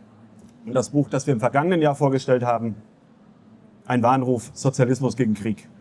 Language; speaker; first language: German; native; German